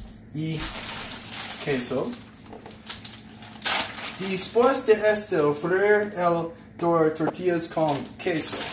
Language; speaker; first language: Spanish; non-native, learner; English